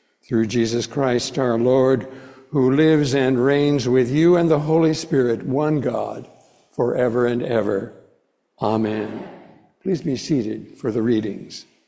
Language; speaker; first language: English; native; English